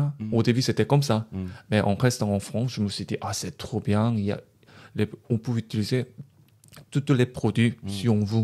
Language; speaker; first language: French; non-native, learner; Korean